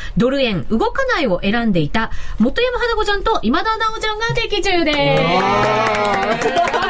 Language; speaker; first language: Japanese; native; Japanese